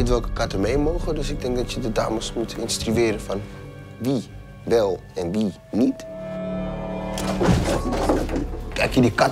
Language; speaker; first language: Dutch; native; Dutch